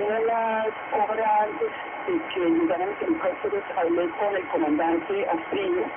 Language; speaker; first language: Spanish; native; Spanish